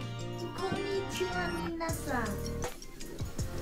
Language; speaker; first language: Japanese; non-native, learner; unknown